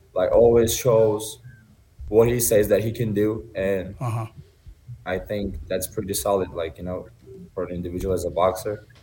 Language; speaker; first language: English; non-native, fluent; Turkish